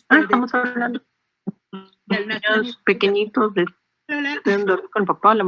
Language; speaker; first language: Spanish; native; Spanish